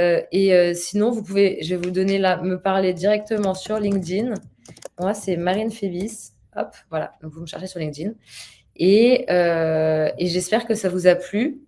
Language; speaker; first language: French; native; French